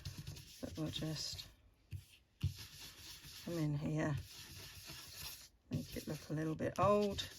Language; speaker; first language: English; native; English